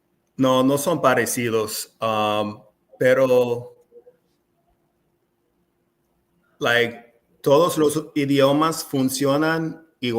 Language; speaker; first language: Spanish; non-native, fluent; English